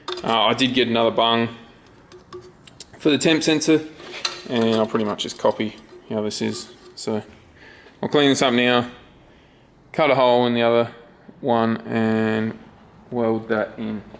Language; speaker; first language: English; native; English